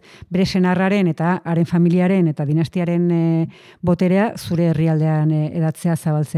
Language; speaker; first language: Basque; native; Basque